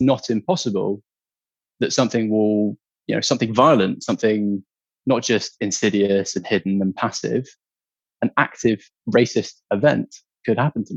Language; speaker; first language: English; native; English